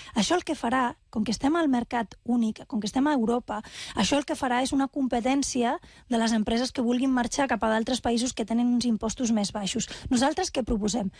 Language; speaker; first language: Catalan; non-native, local second language; Spanish